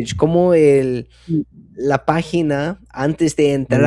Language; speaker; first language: Spanish; non-native, fluent; English